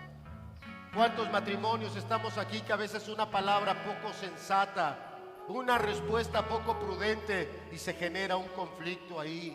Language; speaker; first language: Spanish; native; Spanish